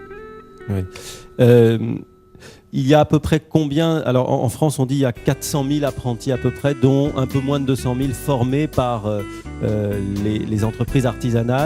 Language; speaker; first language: French; native; French